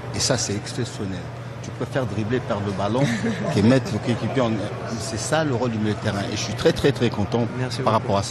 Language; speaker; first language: French; native; French